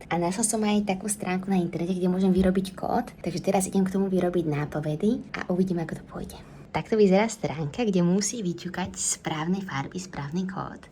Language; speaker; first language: Slovak; native; Slovak